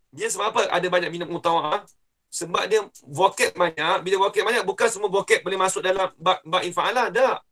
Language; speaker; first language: Malay; native; Malay